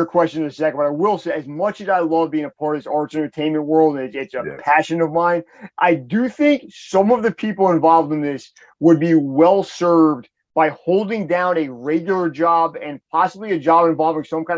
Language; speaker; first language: English; native; English